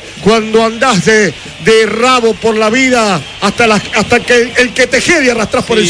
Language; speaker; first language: Spanish; native; Spanish